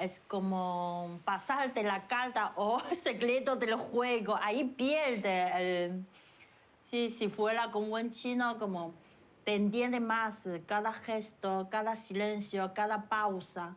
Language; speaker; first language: Spanish; non-native, fluent; Chinese